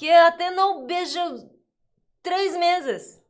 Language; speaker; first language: Portuguese; non-native, learner; Russian